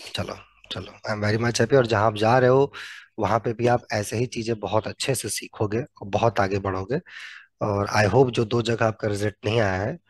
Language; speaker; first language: Hindi; native; Hindi